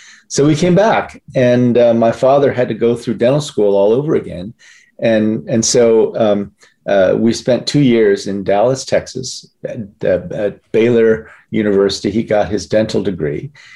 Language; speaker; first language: English; early bilingual, other home language; Korean